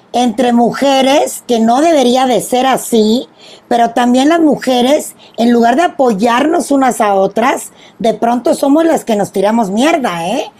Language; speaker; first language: Spanish; native; Spanish